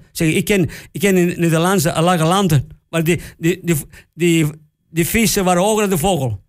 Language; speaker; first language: Dutch; non-native, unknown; Italian